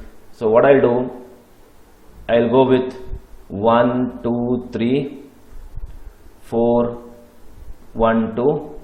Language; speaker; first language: English; non-native, local second language; Kannada